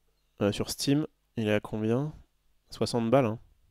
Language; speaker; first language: French; native; French